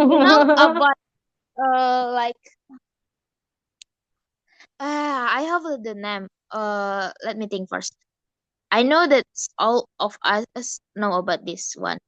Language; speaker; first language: English; non-native, learner; Indonesian